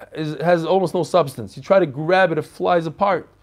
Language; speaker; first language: English; non-native, fluent; Hebrew